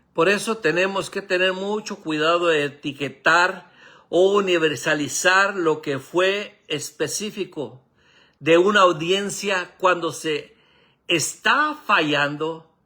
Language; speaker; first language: Spanish; native; Spanish